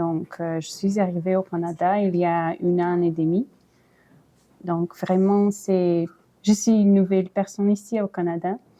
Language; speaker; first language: French; non-native, fluent; Ukrainian